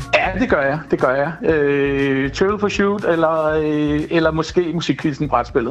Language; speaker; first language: Danish; native; Danish